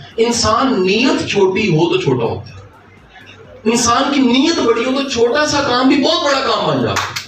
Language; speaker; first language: Urdu; non-native, local second language; Punjabi